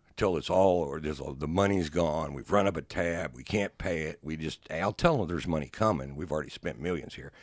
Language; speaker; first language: English; native; English